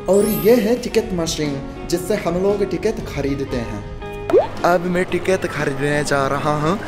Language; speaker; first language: Hindi; non-native, fluent; Japanese